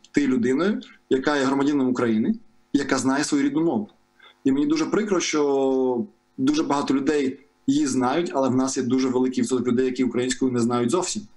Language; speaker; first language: Ukrainian; non-native, local second language; Russian